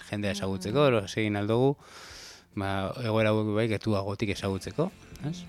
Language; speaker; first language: Basque; native; Basque